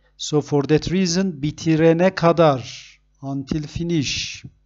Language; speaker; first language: English; non-native, fluent; Turkish